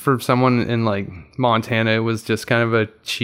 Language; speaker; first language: English; native; English